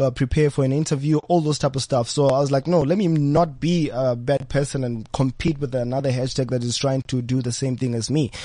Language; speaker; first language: English; non-native, local second language; Venda